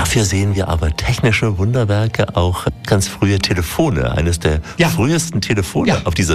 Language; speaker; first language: German; native; German